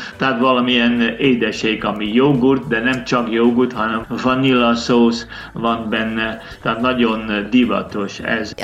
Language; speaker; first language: Hungarian; non-native, fluent; Dutch